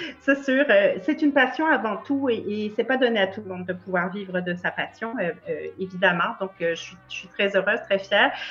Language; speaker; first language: French; native; French